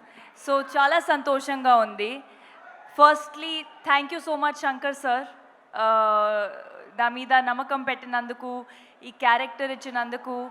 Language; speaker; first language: Telugu; non-native, local second language; Hindi